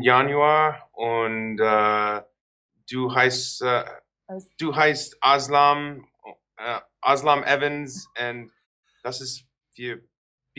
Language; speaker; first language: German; non-native, learner; English